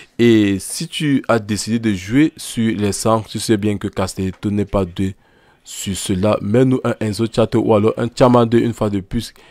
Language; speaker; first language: French; native; French